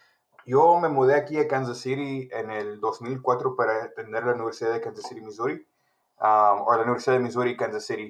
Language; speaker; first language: Spanish; early bilingual, heritage; Spanish